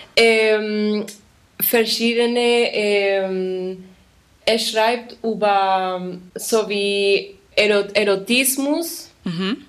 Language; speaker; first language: German; non-native, fluent; Spanish